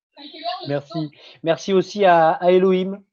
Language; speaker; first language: French; native; French